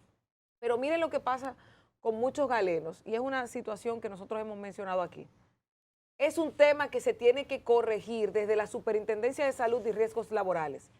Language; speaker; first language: Spanish; native; Spanish